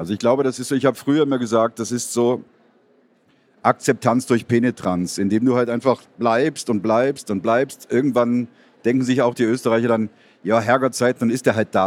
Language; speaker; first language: German; native; German